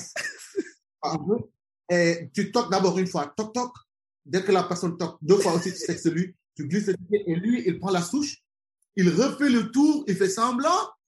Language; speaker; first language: French; non-native, local second language; Wolof